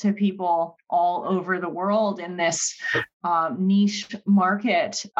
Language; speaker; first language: English; native; English